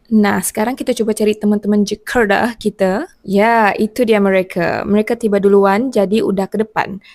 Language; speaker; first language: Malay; native; Malay